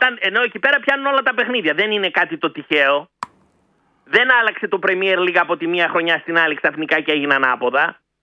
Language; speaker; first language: Greek; early bilingual, heritage; Greek